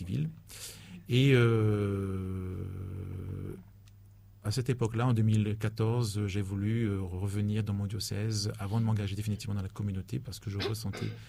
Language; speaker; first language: French; native; French